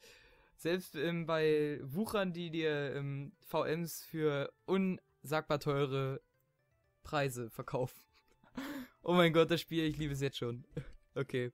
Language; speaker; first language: German; native; German